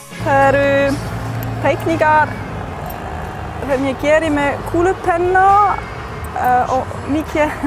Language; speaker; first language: Icelandic; non-native, learner; German